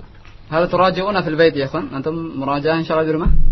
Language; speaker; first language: Arabic; non-native, learner; Indonesian